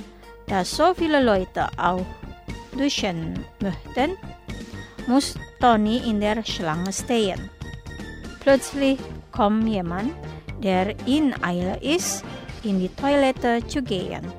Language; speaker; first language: German; non-native, fluent; Indonesian